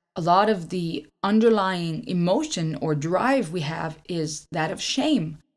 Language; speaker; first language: English; early bilingual, other home language; German